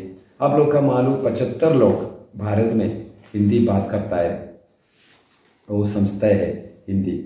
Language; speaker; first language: Hindi; non-native, local second language; Malayalam